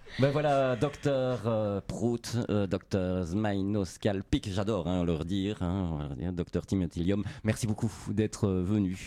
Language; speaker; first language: French; native; French